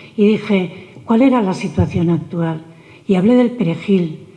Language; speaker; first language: Spanish; native; Spanish